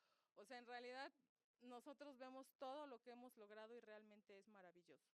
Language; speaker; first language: Spanish; native; Spanish